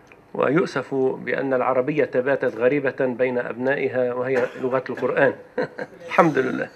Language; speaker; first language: Arabic; native; Arabic